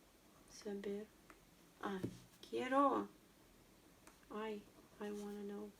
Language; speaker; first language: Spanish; non-native, learner; Russian